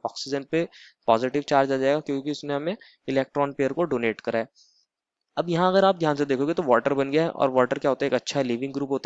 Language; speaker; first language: Hindi; native; Hindi